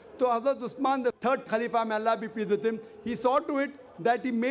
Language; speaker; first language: English; non-native, local second language; Urdu